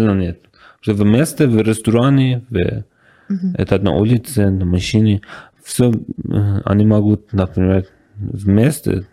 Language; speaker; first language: Russian; non-native, learner; Persian